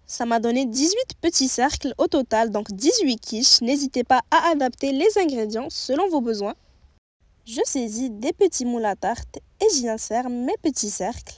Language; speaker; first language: French; native; French